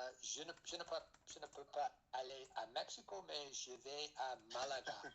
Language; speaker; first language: French; non-native, learner; English